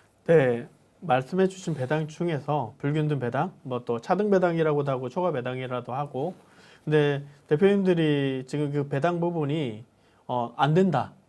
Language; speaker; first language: Korean; native; Korean